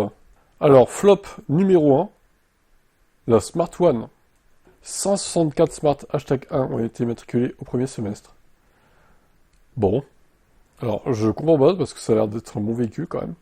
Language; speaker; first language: French; native; French